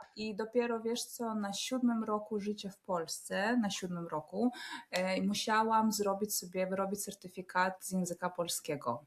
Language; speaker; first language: Polish; non-native, fluent; Russian